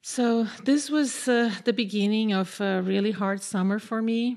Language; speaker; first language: English; non-native, fluent; Portuguese